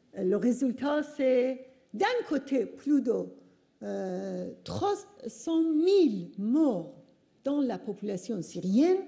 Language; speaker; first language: French; non-native, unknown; Persian